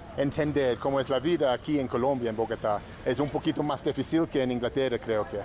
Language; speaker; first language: Spanish; non-native, learner; English